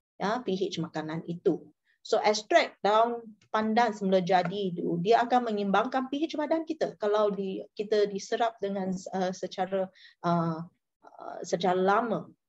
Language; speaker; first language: Malay; non-native, local second language; Chinese